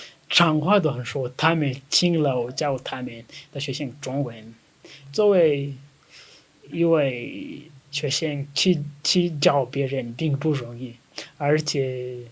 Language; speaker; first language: Chinese; non-native, fluent; Kinyarwanda